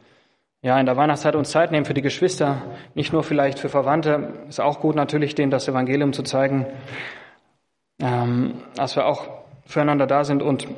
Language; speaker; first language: German; non-native, fluent; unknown